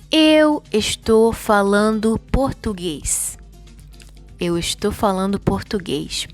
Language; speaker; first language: Portuguese; non-native, fluent; Arabic